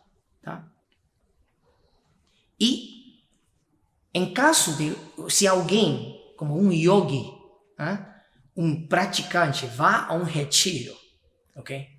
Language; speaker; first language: Portuguese; non-native, fluent; Spanish